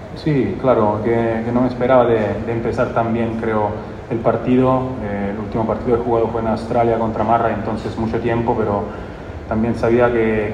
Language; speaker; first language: Spanish; non-native, fluent; Italian